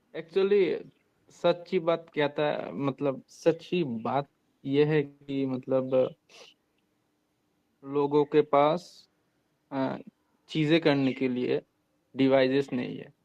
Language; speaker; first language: Hindi; non-native, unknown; Bangla